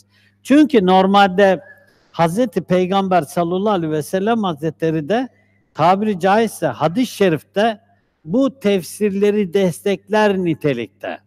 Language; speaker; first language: Turkish; native; Turkish